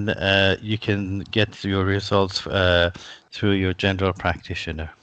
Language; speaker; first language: English; non-native, fluent; Persian